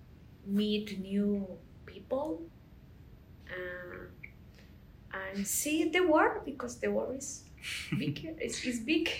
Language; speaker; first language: English; non-native, learner; Spanish